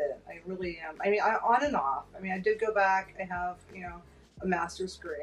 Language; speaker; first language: English; native; English